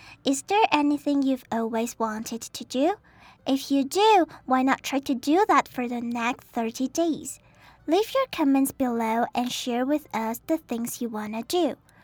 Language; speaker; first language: English; non-native, fluent; Chinese